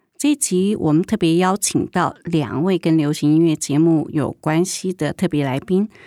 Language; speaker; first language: Chinese; native; Chinese